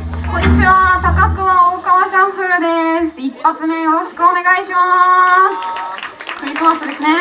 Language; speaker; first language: Japanese; native; Japanese